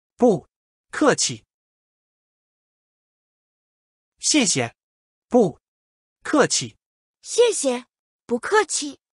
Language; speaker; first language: Chinese; non-native, learner; English